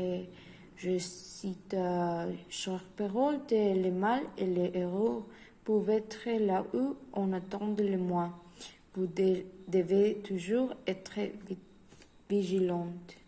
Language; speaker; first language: French; non-native, learner; Spanish